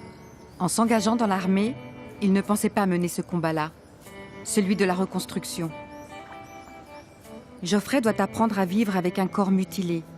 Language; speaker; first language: French; native; French